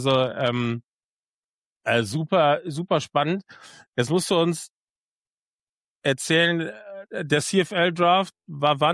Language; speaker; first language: German; native; German